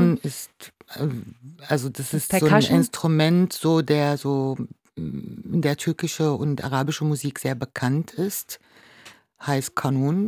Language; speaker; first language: German; non-native, fluent; Arabic